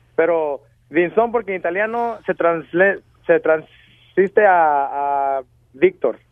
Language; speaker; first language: Spanish; early bilingual, heritage; Spanish